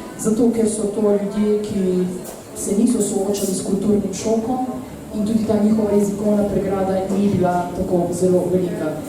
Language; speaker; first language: Slovenian; early bilingual, other home language; Bosnian